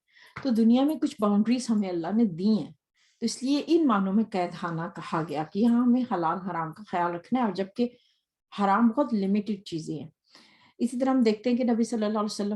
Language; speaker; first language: Urdu; native; Urdu